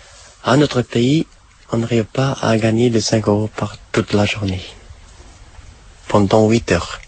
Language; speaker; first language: French; non-native, learner; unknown